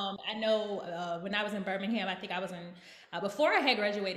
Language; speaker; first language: English; native; English